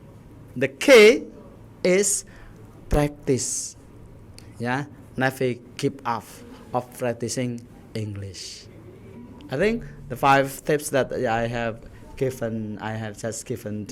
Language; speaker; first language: English; non-native, learner; Indonesian